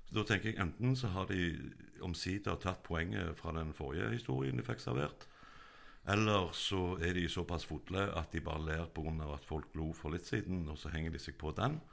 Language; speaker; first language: Norwegian; native; Norwegian